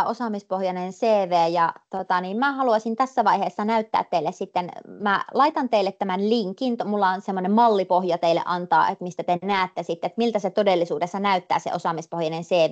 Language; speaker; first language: Finnish; native; Finnish